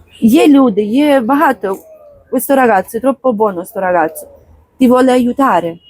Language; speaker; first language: Italian; non-native, fluent; Ukrainian